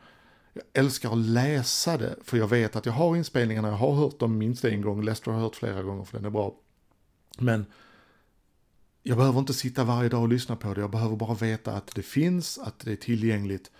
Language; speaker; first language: Swedish; native; Swedish